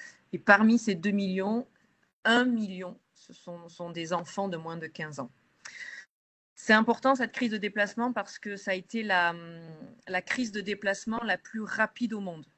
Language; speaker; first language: French; native; French